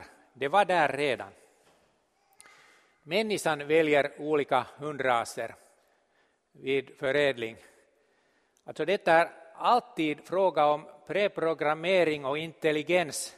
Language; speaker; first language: Swedish; non-native, local second language; Finnish